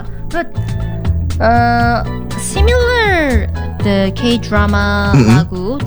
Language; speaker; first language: English; non-native, learner; Korean